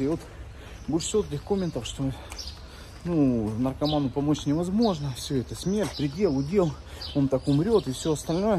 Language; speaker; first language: Russian; native; Russian